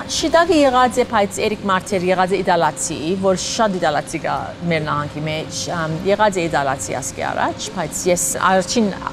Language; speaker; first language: Armenian; early bilingual, heritage; Armenian